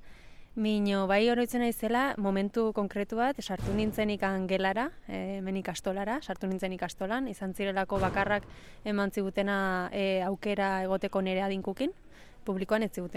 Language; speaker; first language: Basque; early bilingual, other home language; Spanish